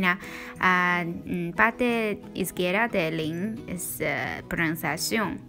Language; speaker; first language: Spanish; non-native, learner; Chinese